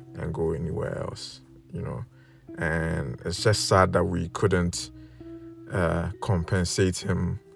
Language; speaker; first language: English; non-native, local second language; Akan